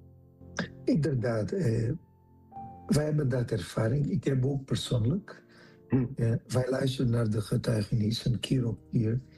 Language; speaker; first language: Dutch; non-native, fluent; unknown